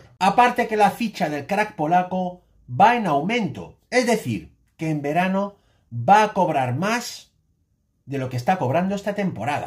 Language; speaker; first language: Spanish; native; Spanish